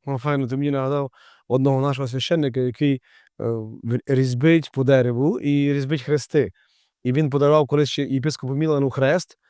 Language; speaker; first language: Ukrainian; native; Ukrainian